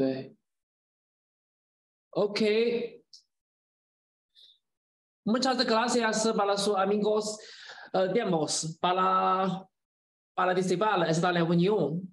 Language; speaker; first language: Spanish; non-native, learner; Chinese